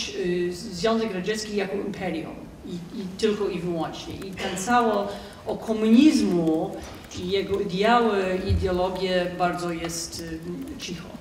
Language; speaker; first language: Polish; non-native, fluent; English